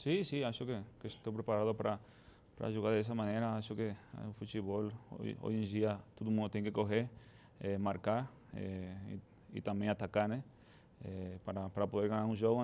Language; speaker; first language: Portuguese; non-native, fluent; Spanish